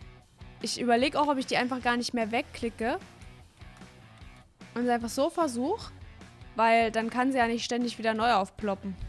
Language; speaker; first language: German; native; German